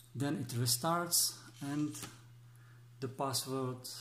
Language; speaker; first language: English; non-native, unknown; Czech